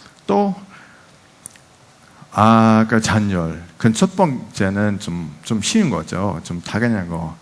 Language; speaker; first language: Korean; non-native, fluent; Dutch